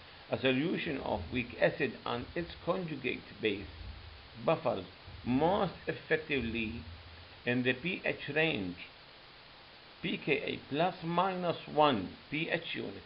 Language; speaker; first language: English; non-native, fluent; Arabic